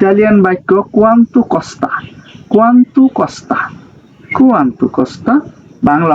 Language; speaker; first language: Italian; non-native, learner; Bangla